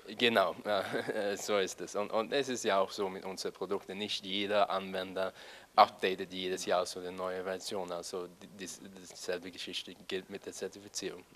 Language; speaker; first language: German; non-native, fluent; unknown